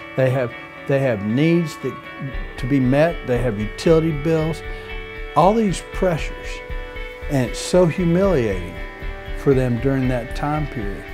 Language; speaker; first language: English; native; English